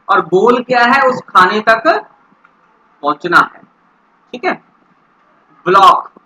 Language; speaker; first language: Hindi; non-native, local second language; Punjabi